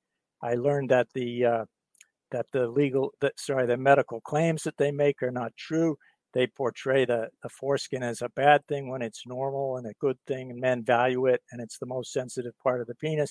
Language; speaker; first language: English; native; English